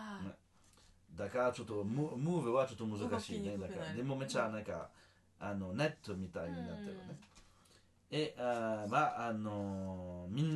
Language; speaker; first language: Japanese; non-native, learner; French